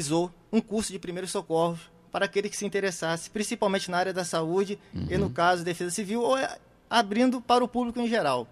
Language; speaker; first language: Portuguese; native; Portuguese